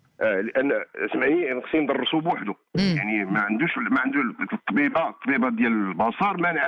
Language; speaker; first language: Arabic; native; Arabic